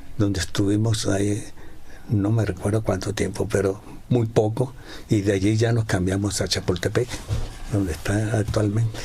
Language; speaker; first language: Spanish; native; Spanish